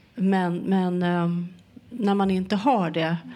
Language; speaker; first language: Swedish; native; Swedish